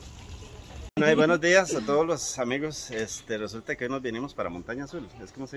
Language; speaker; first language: Spanish; native; Spanish